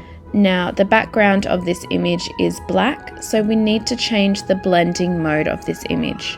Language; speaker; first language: English; native; English